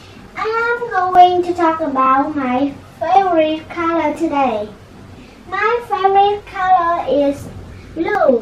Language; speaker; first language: English; non-native, learner; Vietnamese